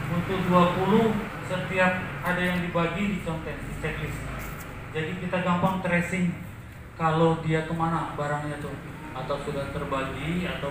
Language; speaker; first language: Indonesian; native; Indonesian